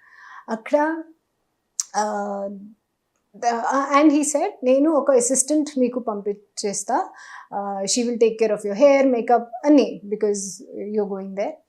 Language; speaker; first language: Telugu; non-native, fluent; Hindi